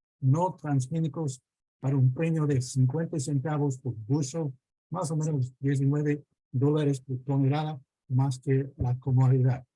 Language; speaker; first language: Spanish; non-native, fluent; English